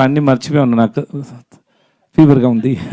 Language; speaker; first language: Telugu; non-native, learner; Tamil